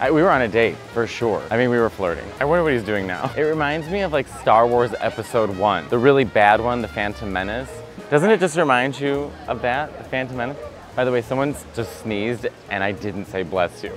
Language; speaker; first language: English; native; English